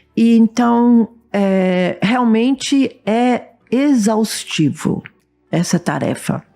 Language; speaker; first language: Portuguese; early bilingual, other home language; English